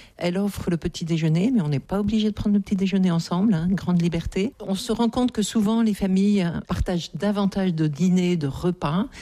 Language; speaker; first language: French; native; French